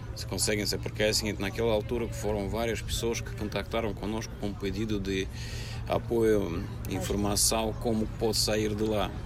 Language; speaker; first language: Portuguese; non-native, fluent; Russian